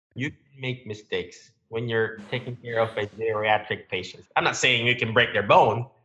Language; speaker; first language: English; non-native, local second language; Filipino